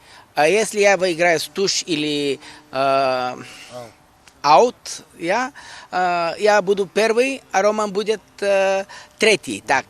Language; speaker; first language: Russian; non-native, learner; Bulgarian